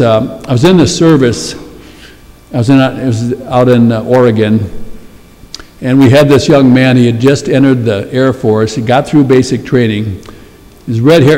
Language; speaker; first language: English; native; English